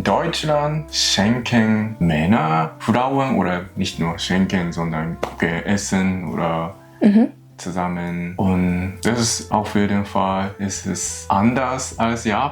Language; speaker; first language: German; non-native, learner; Japanese